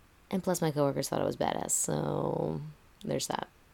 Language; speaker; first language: English; native; English